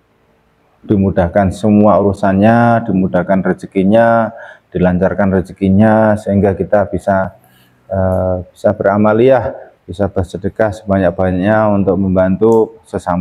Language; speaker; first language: Indonesian; native; Indonesian